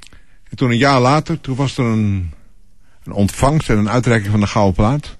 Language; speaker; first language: Dutch; native; Dutch